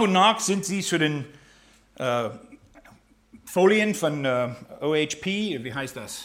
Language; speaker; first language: German; non-native, fluent; English